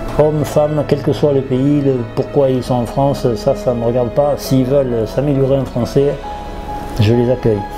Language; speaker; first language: French; native; French